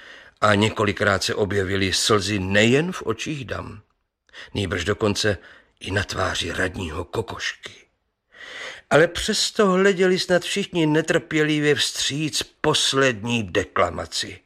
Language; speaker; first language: Czech; native; Czech